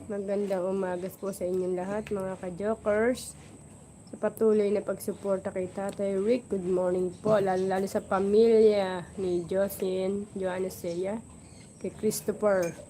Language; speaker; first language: Filipino; native; Filipino